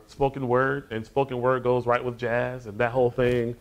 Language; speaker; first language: English; native; English